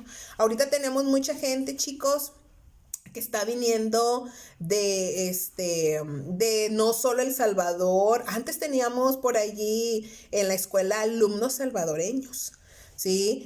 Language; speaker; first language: Spanish; native; Spanish